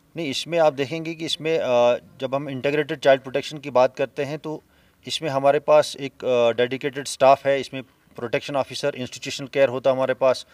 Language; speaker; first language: Hindi; non-native, local second language; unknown